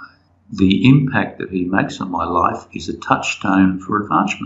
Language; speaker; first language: English; native; English